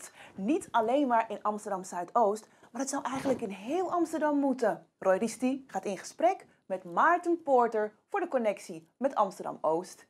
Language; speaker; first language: Dutch; native; Dutch